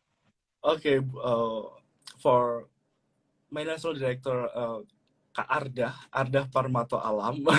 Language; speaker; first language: English; non-native, learner; Indonesian